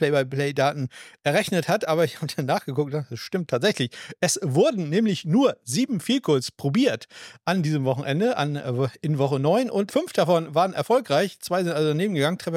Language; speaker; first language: German; native; German